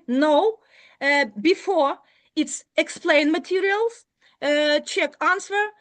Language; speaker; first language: English; non-native, learner; Ukrainian